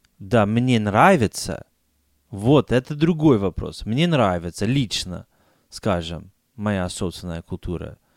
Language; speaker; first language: Russian; non-native, fluent; English